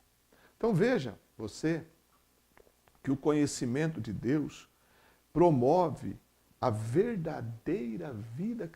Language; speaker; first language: Portuguese; native; Portuguese